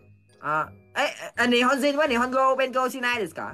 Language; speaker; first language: Japanese; non-native, learner; Vietnamese